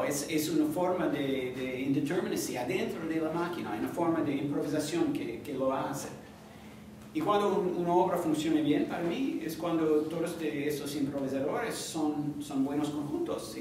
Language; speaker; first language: Spanish; non-native, fluent; English